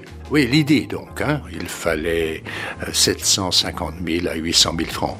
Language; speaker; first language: French; native; French